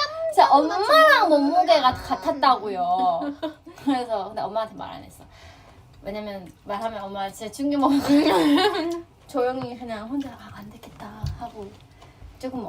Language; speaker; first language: Korean; non-native, fluent; Thai